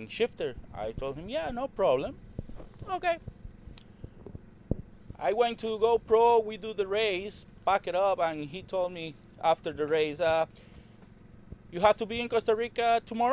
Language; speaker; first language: English; non-native, learner; Spanish